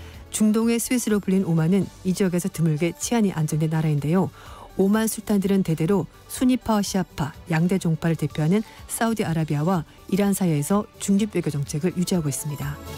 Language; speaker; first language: Korean; native; Korean